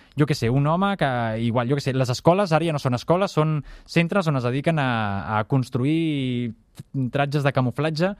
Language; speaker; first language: Catalan; native; Catalan